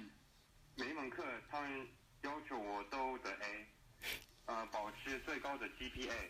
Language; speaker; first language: Chinese; early bilingual, heritage; Chinese